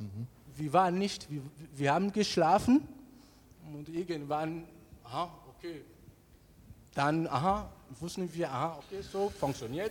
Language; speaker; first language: German; non-native, learner; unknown